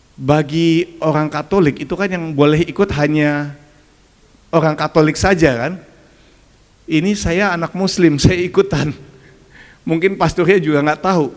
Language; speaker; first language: Indonesian; early bilingual, other home language; German